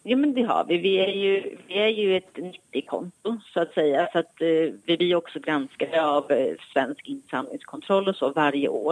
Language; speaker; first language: Swedish; native; Swedish